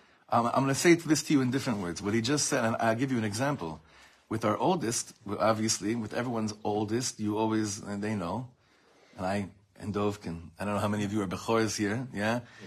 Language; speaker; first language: English; native; English